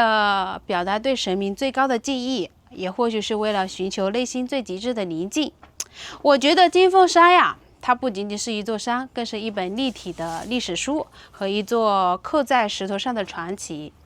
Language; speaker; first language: Chinese; native; Chinese